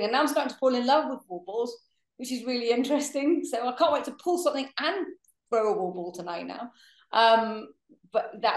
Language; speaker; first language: English; native; English